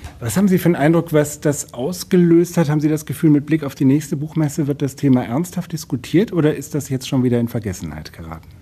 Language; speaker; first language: German; native; German